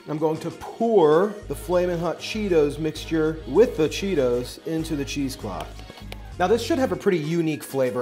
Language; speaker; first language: English; native; English